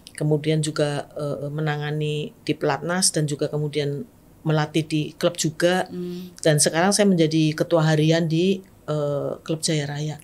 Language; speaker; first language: Indonesian; native; Indonesian